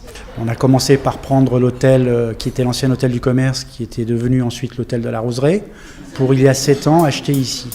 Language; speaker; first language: French; native; French